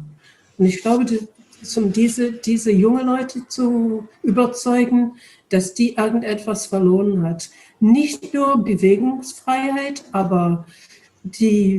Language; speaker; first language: German; non-native, fluent; English